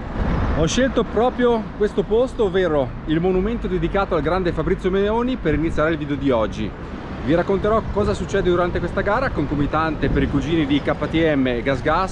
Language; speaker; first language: Italian; native; Italian